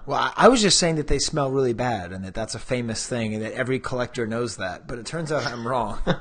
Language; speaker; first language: English; native; English